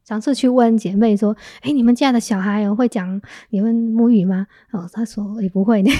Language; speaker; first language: Chinese; non-native, fluent; Vietnamese